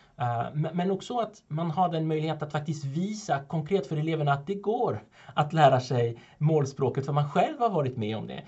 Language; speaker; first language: Swedish; non-native, fluent; French